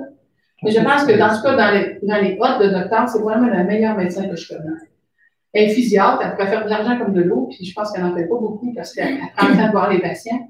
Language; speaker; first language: French; native; French